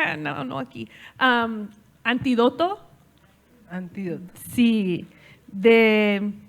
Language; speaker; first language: Spanish; non-native, learner; English